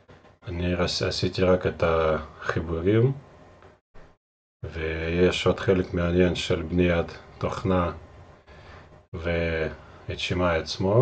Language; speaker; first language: Hebrew; non-native, fluent; Russian